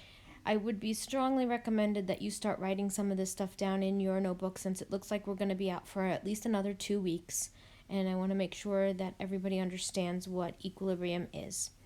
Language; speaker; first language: English; native; English